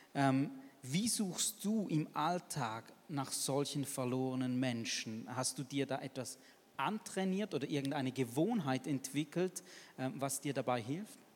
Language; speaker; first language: German; native; German